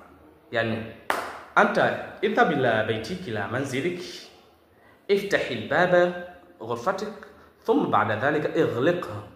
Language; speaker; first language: Arabic; non-native, fluent; Swahili